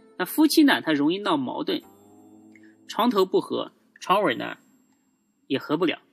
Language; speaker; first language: Chinese; native; Chinese